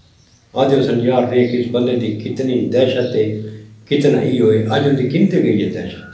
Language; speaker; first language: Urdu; non-native, local second language; Saraiki